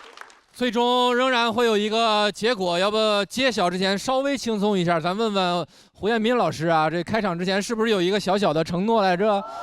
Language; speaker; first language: Chinese; native; Chinese